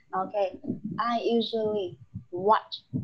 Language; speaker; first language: English; non-native, learner; Vietnamese